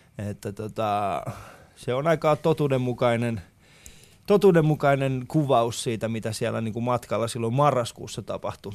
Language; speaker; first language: Finnish; early bilingual, other home language; Persian